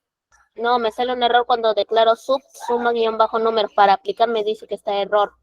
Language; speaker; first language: Spanish; native; Spanish